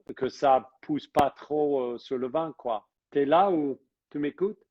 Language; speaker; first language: French; non-native, fluent; English